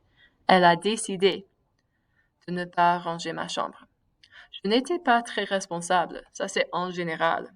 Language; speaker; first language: French; non-native, fluent; English